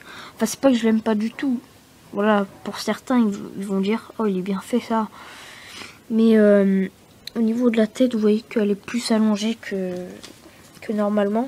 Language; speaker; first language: French; native; French